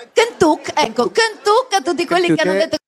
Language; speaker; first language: Italian; native; Italian